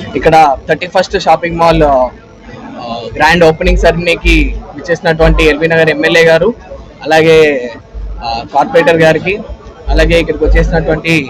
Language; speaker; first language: Telugu; native; Telugu